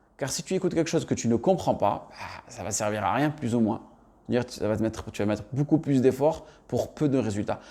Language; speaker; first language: French; native; French